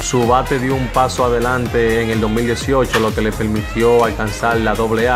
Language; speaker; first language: Spanish; native; Spanish